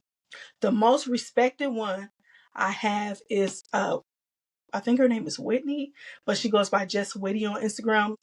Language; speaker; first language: English; native; English